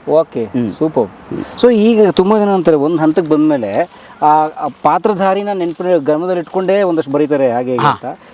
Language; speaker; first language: Kannada; native; Kannada